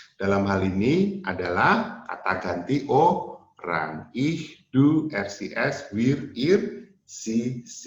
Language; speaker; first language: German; non-native, fluent; Indonesian